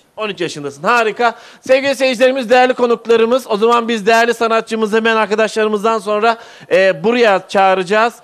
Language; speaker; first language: Turkish; native; Turkish